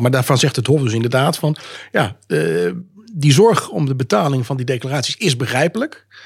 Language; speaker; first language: Dutch; native; Dutch